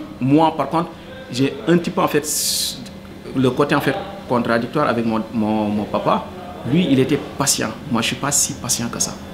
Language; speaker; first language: French; non-native, local second language; Wolof